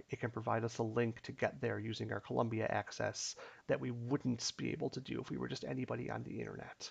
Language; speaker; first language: English; native; English